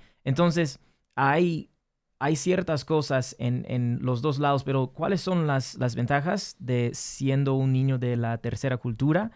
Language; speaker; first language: Spanish; early bilingual, heritage; English